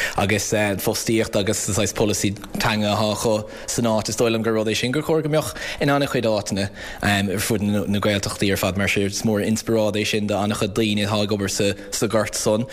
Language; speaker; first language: Irish; native; Irish